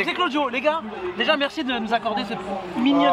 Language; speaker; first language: French; native; French